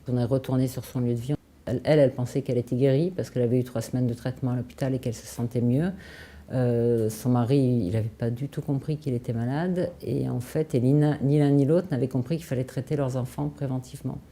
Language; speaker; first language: French; native; French